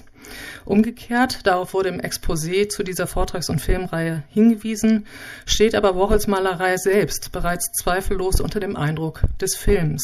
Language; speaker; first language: German; native; German